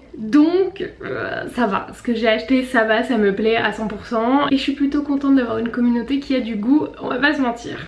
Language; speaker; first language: French; native; French